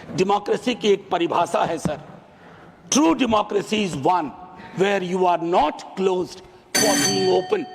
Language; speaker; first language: Hindi; native; Hindi